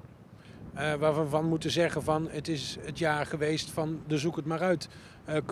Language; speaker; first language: Dutch; native; Dutch